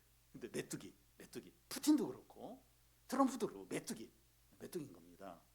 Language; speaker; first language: Korean; native; Korean